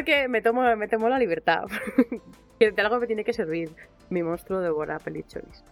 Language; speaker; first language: Spanish; native; Spanish